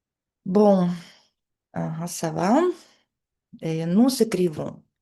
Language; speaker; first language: French; non-native, fluent; Russian